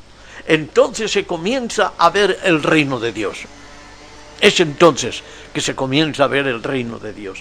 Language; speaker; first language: Spanish; native; Spanish